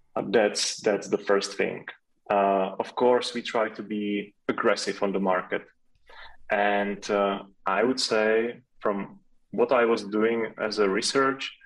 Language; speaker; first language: English; non-native, fluent; Czech